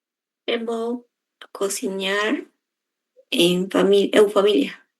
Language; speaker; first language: Portuguese; non-native, learner; Spanish